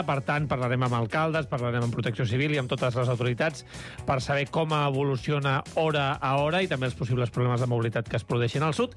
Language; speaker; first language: Catalan; native; Catalan